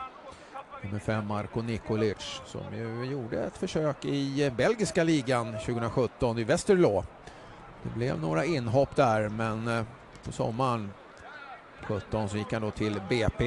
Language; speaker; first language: Swedish; native; Swedish